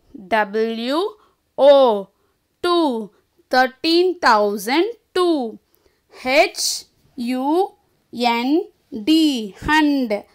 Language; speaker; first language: English; non-native, local second language; Tamil